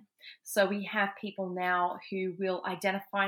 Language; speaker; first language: English; native; English